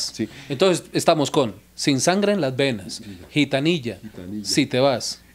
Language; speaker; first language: Spanish; native; Spanish